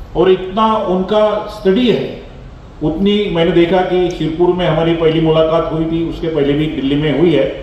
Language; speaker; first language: Hindi; non-native, local second language; Marathi